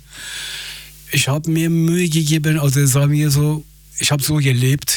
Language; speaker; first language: German; non-native, fluent; Persian